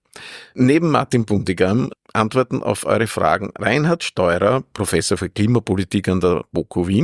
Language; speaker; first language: German; native; German